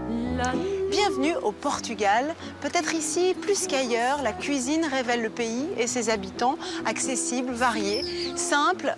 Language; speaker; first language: French; native; French